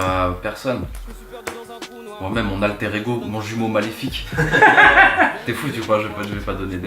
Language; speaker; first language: French; native; French